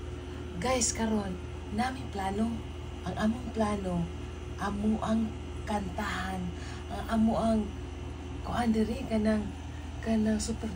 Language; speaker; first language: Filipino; non-native, local second language; Cebuano